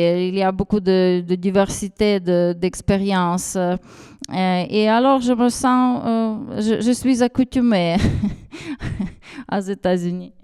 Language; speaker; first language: French; non-native, fluent; Ukrainian